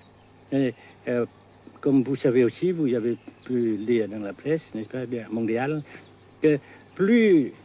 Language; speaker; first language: French; non-native, local second language; Vietnamese